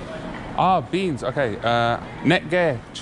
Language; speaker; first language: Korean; non-native, learner; English